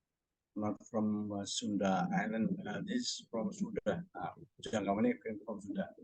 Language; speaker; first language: English; non-native, learner; Indonesian